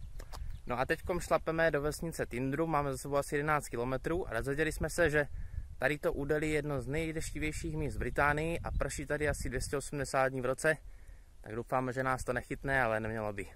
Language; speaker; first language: Czech; native; Czech